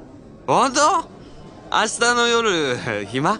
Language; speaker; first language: Japanese; native; Japanese